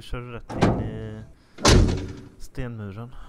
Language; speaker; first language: Swedish; native; Swedish